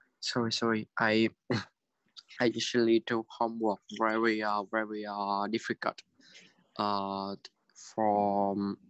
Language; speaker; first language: English; non-native, learner; Vietnamese